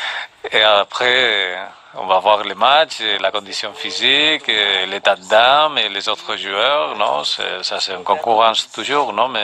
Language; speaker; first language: French; non-native, fluent; Spanish